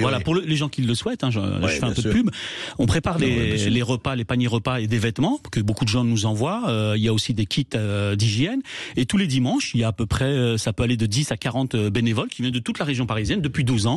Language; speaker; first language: French; native; French